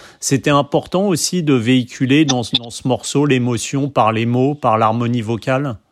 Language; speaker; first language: French; native; French